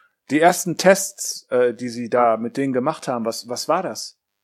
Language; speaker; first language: German; native; German